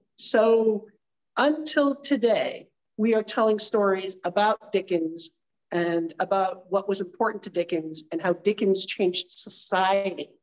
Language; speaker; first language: English; native; English